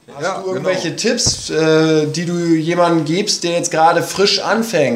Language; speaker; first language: German; native; German